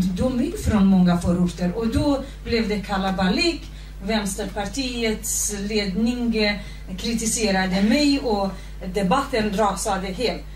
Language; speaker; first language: Swedish; non-native, fluent; Central Kurdish